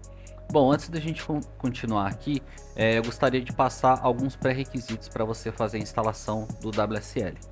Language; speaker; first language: Portuguese; native; Portuguese